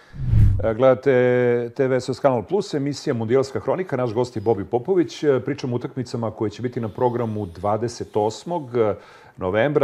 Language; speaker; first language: Serbian; native; Serbian